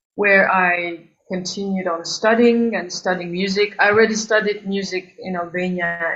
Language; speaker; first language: English; early bilingual, other home language; Albanian